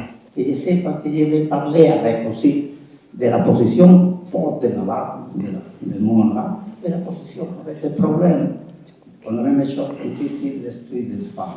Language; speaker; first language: French; non-native, fluent; Spanish